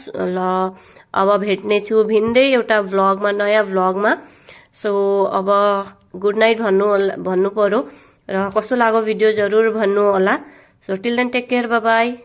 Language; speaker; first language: Nepali; native; Nepali